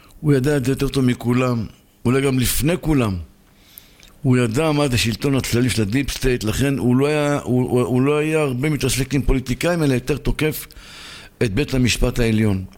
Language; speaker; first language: Hebrew; native; Hebrew